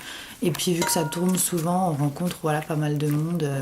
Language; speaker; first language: French; native; French